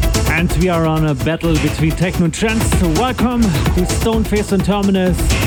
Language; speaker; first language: English; non-native, fluent; German